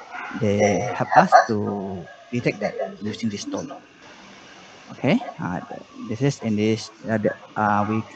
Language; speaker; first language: English; non-native, learner; Indonesian